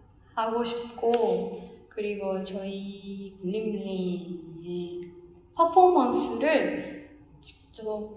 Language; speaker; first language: Korean; non-native, fluent; Japanese